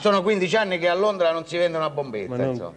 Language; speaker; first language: Italian; native; Italian